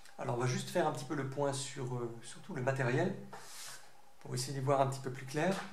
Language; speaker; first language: French; native; French